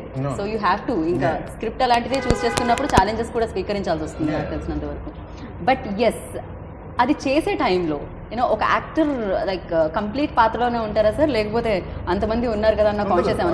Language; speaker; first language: Telugu; native; Telugu